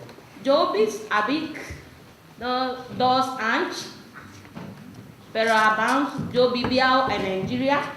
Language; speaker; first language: Catalan; non-native, learner; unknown